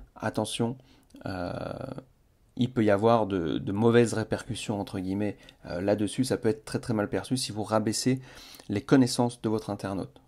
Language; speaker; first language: French; native; French